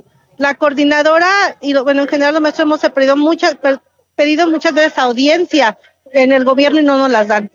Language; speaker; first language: Spanish; native; Spanish